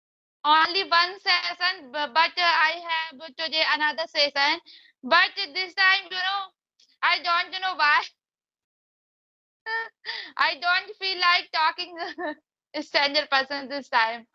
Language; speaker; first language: English; non-native, learner; Hindi